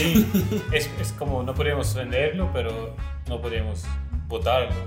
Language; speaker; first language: Spanish; non-native, learner; Swedish